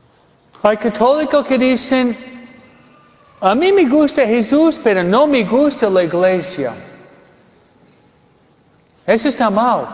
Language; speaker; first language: Spanish; non-native, fluent; French